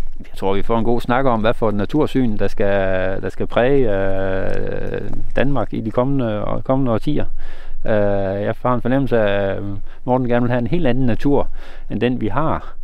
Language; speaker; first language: Danish; native; Danish